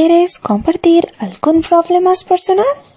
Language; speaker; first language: Spanish; non-native, learner; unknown